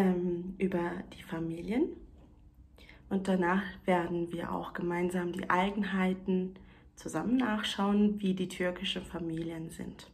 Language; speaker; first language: German; early bilingual, other home language; Turkish